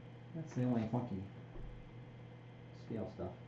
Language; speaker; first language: English; native; English